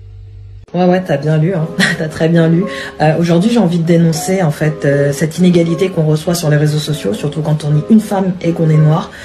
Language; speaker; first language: French; native; French